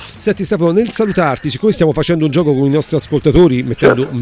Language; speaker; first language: Italian; native; Italian